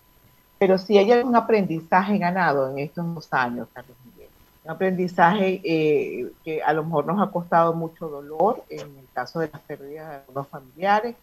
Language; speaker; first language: Spanish; native; Spanish